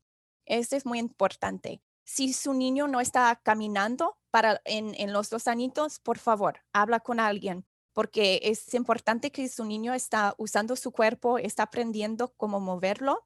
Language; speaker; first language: Spanish; non-native, fluent; English